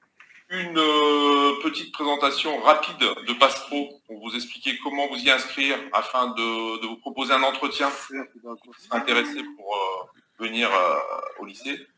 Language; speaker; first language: French; native; French